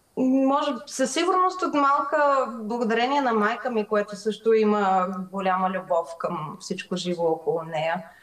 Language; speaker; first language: Bulgarian; early bilingual, heritage; Bulgarian